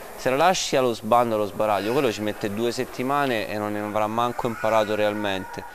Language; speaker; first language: Italian; native; Italian